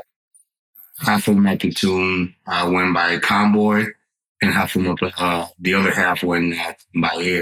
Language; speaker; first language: English; non-native, fluent; Spanish